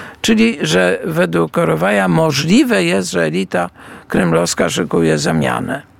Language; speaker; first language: Polish; native; Polish